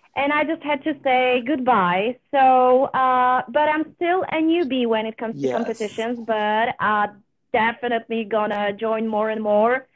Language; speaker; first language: English; non-native, fluent; Polish